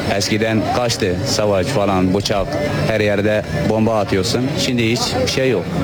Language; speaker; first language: Turkish; non-native, learner; Arabic